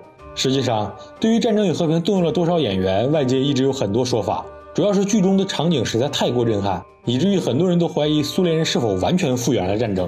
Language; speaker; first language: Chinese; native; Chinese